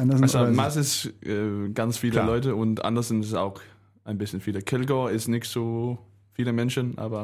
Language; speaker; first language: German; non-native, learner; Danish